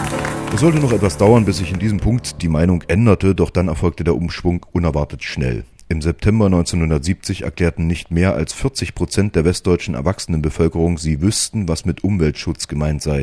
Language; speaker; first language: German; native; German